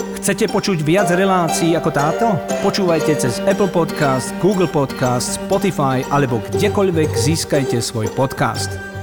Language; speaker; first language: Slovak; native; Slovak